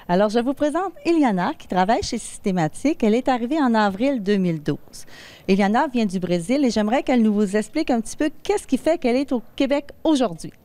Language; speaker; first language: French; native; French